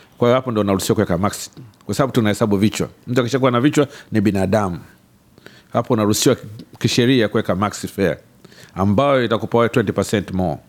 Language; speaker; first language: Swahili; native; Swahili